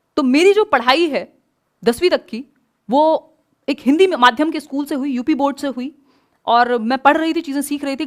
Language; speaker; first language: Hindi; native; Hindi